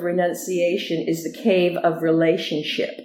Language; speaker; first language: English; native; English